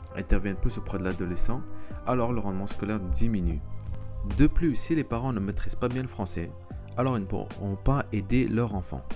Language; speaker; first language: French; early bilingual, other home language; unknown